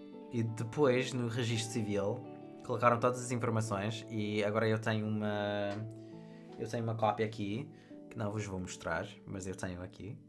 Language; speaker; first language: Portuguese; non-native, fluent; English